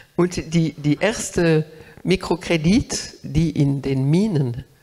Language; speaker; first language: German; non-native, learner; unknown